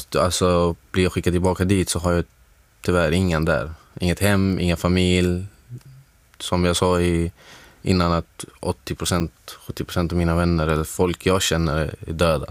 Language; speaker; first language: Swedish; non-native, fluent; Arabic